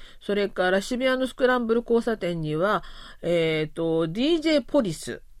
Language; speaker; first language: Japanese; non-native, fluent; Korean